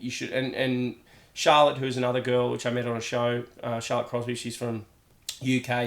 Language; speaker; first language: English; native; English